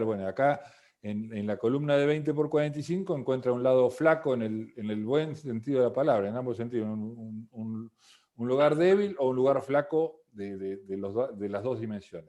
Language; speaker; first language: Spanish; native; Spanish